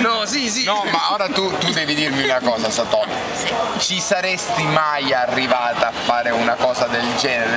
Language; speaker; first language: Italian; native; Italian